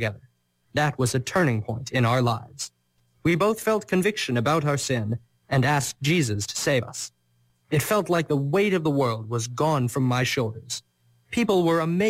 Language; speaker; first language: English; native; English